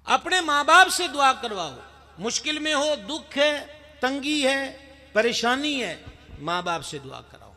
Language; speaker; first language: Urdu; non-native, local second language; Punjabi